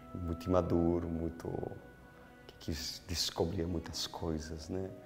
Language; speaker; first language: Portuguese; non-native, fluent; French